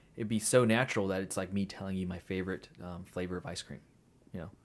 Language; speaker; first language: English; native; English